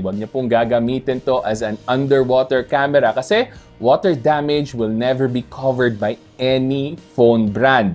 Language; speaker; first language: Filipino; native; Filipino